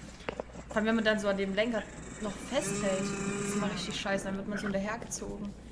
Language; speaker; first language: German; native; German